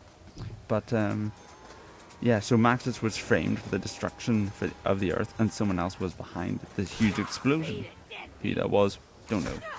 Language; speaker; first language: English; native; English